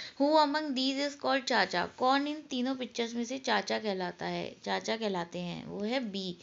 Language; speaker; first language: Hindi; native; Hindi